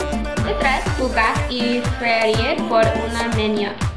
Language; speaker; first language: Spanish; non-native, learner; English